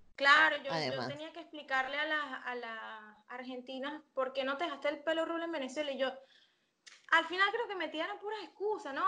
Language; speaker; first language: Spanish; native; Spanish